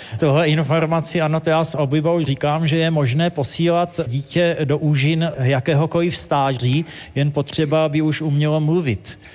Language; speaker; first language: Czech; native; Czech